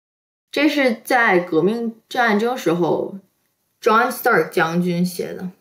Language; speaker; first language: Chinese; early bilingual, heritage; Chinese